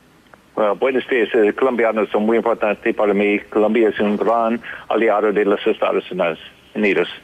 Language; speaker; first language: Spanish; non-native, learner; English